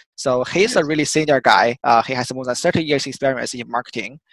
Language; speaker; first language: English; non-native, fluent; Chinese